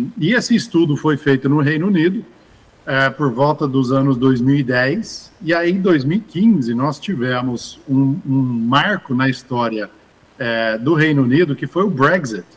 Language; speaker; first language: Portuguese; early bilingual, other home language; English